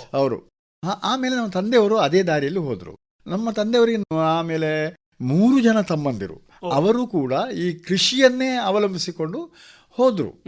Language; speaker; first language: Kannada; native; Kannada